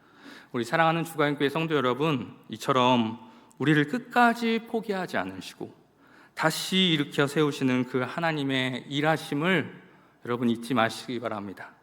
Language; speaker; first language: Korean; native; Korean